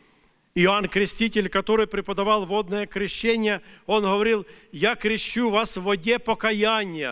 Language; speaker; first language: Russian; native; Russian